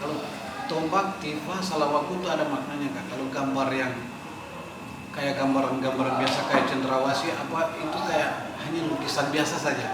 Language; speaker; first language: Indonesian; native; Indonesian